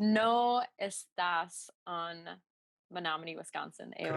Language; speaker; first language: Spanish; non-native, learner; English